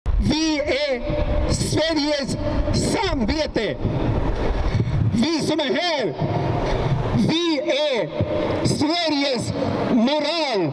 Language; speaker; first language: Swedish; non-native, fluent; Spanish